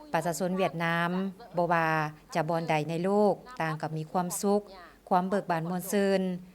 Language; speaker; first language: Lao; non-native, fluent; Vietnamese